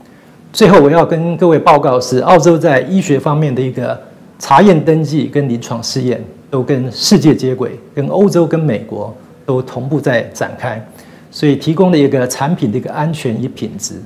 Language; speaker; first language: Chinese; native; Chinese